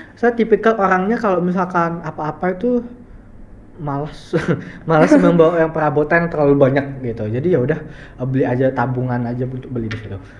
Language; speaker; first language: Indonesian; native; Indonesian